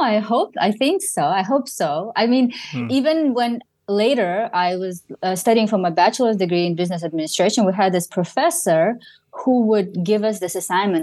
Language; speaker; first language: English; non-native, fluent; Russian